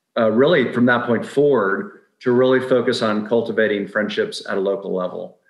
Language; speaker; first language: English; native; English